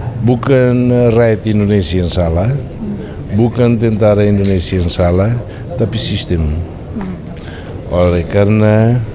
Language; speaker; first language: Indonesian; non-native, fluent; Tetum